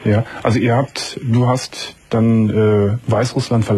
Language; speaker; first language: German; native; German